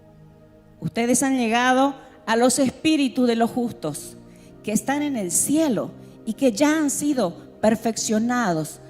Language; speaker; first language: Spanish; native; Spanish